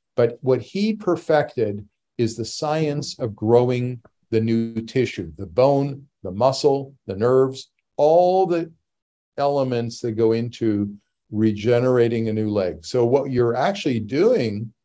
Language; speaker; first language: English; native; English